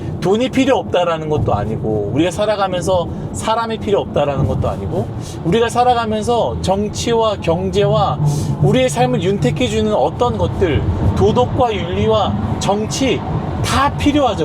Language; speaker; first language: Korean; native; Korean